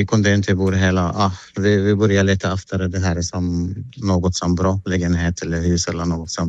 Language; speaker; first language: Swedish; non-native, learner; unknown